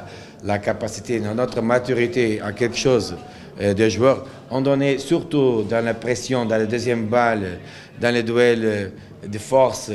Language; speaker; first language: French; non-native, local second language; Arabic